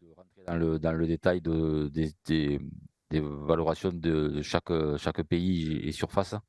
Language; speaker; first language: French; native; French